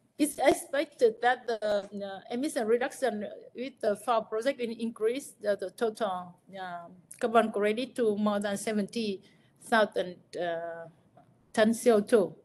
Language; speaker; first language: English; non-native, fluent; Vietnamese